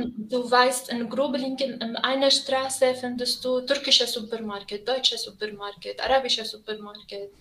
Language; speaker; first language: German; non-native, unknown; Arabic